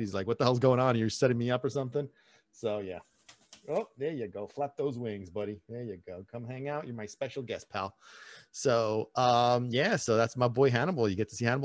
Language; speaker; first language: English; early bilingual, other home language; Italian